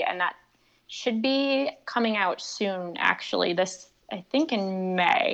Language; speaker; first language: English; native; English